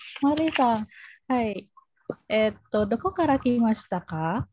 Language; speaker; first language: Indonesian; native; Indonesian